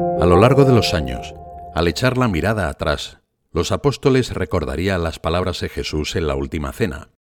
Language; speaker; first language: Spanish; native; Spanish